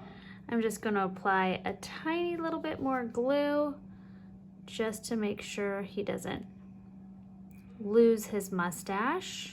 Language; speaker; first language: English; native; English